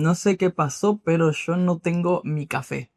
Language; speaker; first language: Spanish; native; Spanish